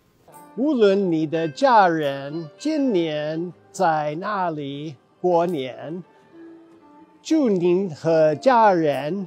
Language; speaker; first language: Chinese; non-native, fluent; English